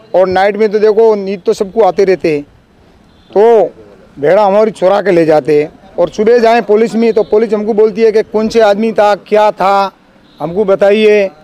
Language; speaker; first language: Hindi; native; Hindi